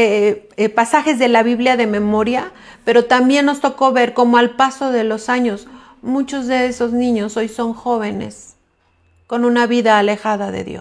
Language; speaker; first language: Spanish; native; Spanish